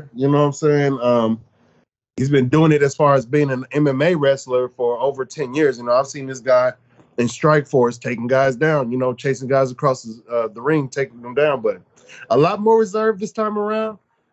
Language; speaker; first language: English; native; English